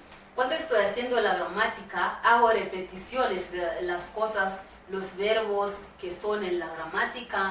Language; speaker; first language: Spanish; non-native, fluent; Swahili